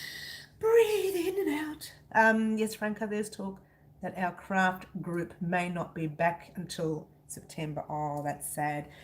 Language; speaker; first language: English; native; English